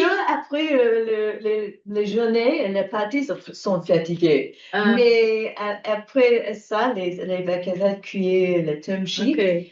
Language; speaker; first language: French; non-native, learner; English